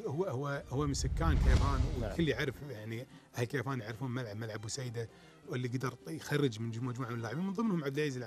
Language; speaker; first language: Arabic; native; Arabic